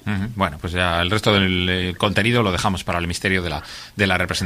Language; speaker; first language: Spanish; native; Spanish